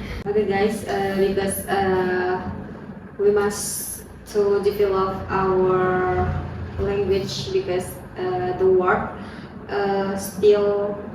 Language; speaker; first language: English; non-native, learner; Indonesian